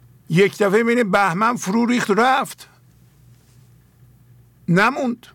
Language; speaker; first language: Persian; native; Persian